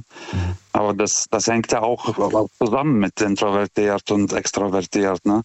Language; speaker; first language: German; native; German